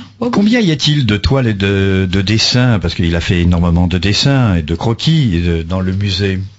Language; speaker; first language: French; early bilingual, other home language; Russian